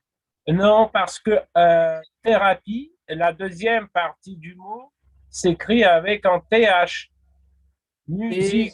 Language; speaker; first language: French; non-native, fluent; Russian